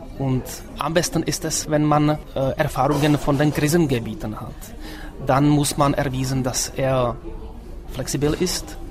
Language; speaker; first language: German; non-native, fluent; Czech